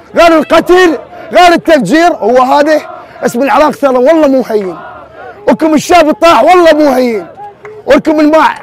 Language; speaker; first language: Arabic; native; Arabic